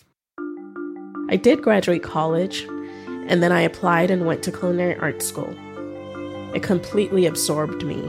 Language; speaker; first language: English; non-native, local second language; Yoruba